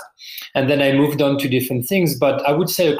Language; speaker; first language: English; non-native, fluent; French